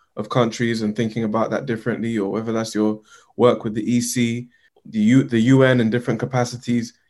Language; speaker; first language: English; native; English